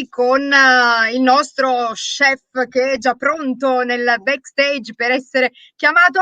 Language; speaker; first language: Italian; native; Italian